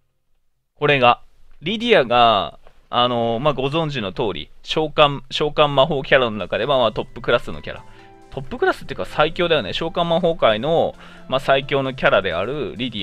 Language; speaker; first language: Japanese; native; Japanese